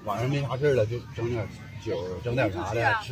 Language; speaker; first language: Chinese; native; Chinese